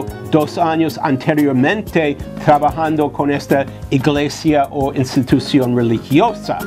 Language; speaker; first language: Spanish; non-native, fluent; English